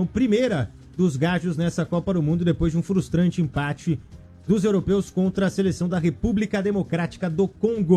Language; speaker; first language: Portuguese; native; Portuguese